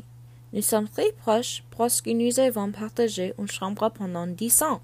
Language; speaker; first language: French; non-native, learner; English